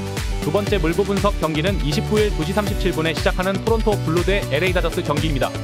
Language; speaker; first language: Korean; native; Korean